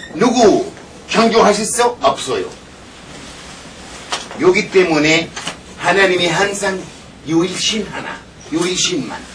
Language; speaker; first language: Korean; non-native, learner; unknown